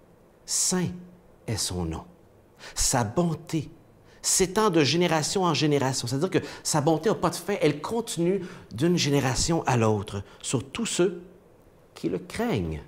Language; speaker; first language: French; native; French